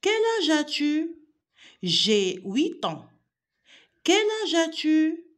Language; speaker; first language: French; non-native, local second language; Arabic